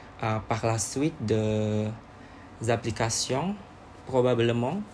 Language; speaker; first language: French; non-native, learner; Indonesian